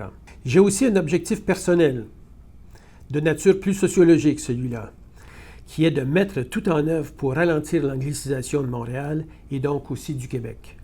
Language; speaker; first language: French; native; French